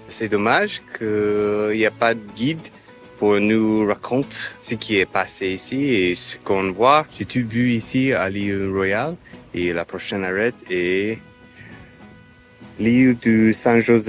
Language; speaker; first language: French; non-native, fluent; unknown